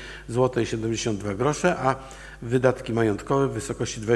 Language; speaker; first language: Polish; native; Polish